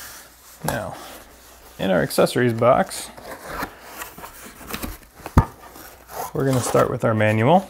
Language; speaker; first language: English; native; English